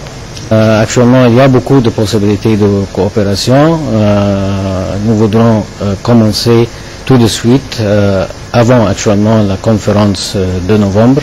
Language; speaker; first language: French; non-native, fluent; Arabic